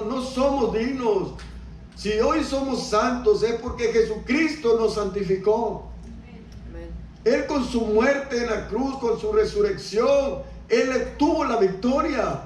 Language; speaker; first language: Spanish; native; Spanish